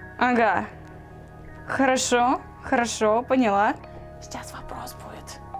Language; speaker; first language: Russian; native; Russian